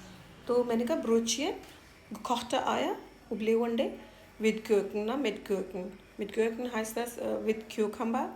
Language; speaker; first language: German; non-native, fluent; Urdu